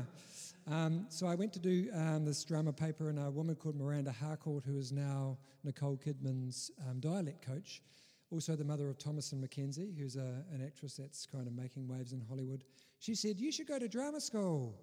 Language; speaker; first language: English; native; English